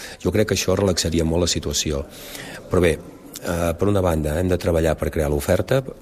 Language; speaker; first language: Catalan; native; Catalan